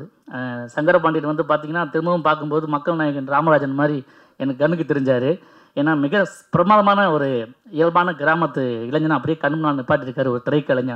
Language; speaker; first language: Tamil; native; Tamil